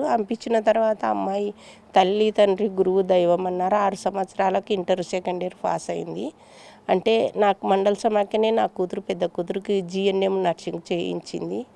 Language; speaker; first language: Telugu; native; Telugu